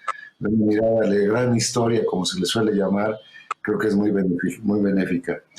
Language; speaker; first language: Spanish; native; Spanish